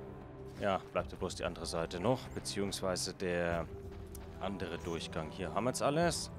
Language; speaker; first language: German; native; German